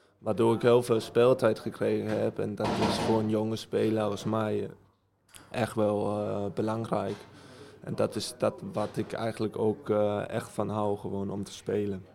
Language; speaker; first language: Dutch; early bilingual, heritage; Dutch